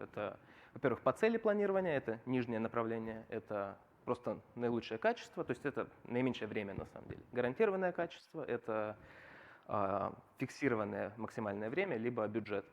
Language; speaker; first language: Russian; native; Russian